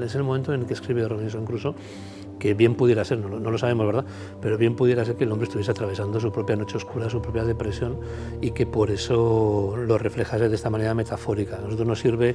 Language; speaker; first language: Spanish; native; Spanish